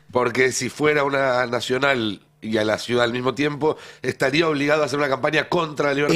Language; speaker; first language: Spanish; native; Spanish